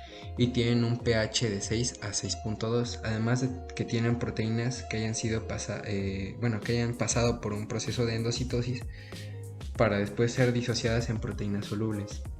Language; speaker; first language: Spanish; native; Spanish